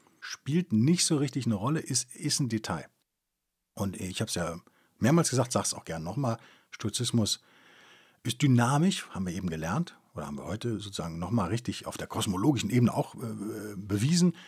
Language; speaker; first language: German; native; German